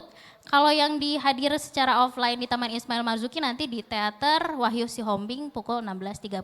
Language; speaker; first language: Indonesian; native; Indonesian